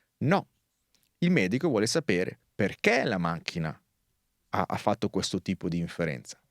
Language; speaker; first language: Italian; native; Italian